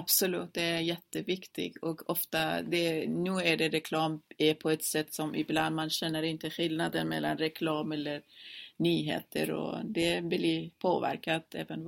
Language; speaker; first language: Swedish; non-native, fluent; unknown